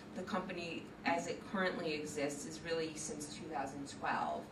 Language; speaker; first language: English; native; English